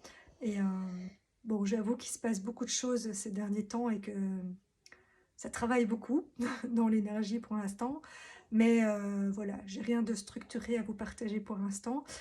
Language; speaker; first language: French; native; French